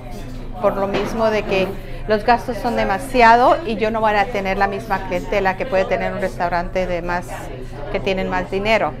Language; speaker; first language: Spanish; early bilingual, other home language; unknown